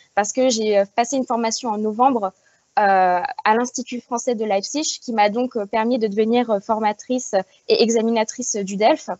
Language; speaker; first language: French; native; French